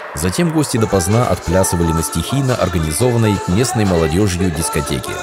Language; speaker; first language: Russian; native; Russian